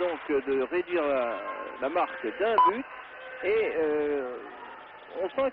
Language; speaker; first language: French; native; French